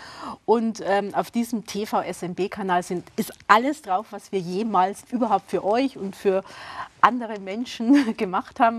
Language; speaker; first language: German; native; German